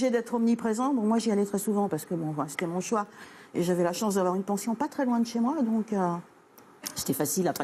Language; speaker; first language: French; native; French